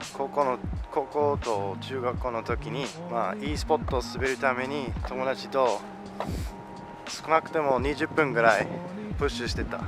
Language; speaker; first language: Japanese; non-native, fluent; English